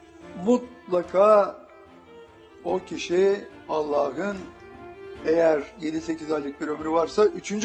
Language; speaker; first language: Turkish; native; Turkish